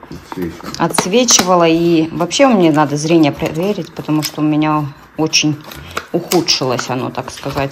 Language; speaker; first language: Russian; native; Russian